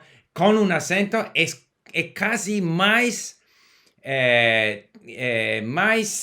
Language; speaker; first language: Portuguese; non-native, learner; English